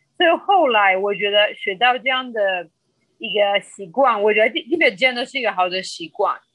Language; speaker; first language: Chinese; non-native, fluent; Spanish